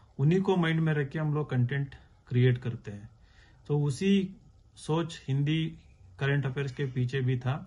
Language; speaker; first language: Hindi; non-native, local second language; Kannada